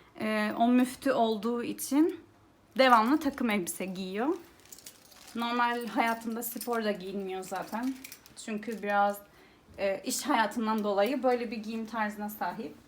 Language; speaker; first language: Turkish; early bilingual, heritage; Turkish